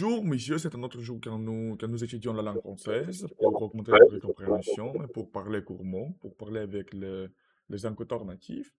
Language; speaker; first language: French; non-native, learner; Russian